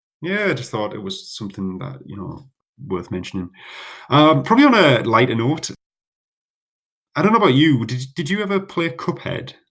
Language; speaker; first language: English; native; English